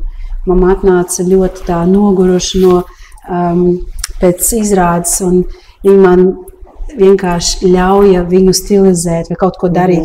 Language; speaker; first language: Latvian; early bilingual, heritage; Latvian